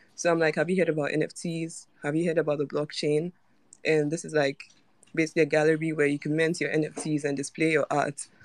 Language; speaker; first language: English; non-native, local second language; Akan